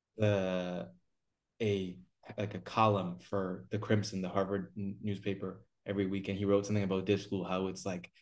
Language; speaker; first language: English; native; English